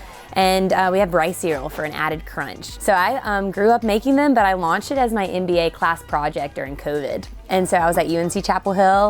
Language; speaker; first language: English; native; English